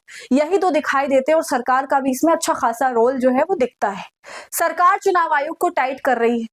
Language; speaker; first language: Hindi; native; Hindi